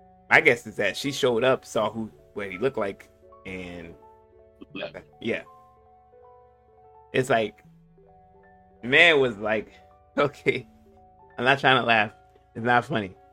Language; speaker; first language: English; native; English